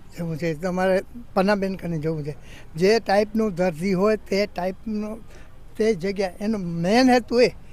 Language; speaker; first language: Gujarati; non-native, local second language; Kachhi